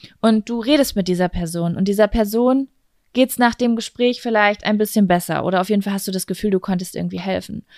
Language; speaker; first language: German; native; German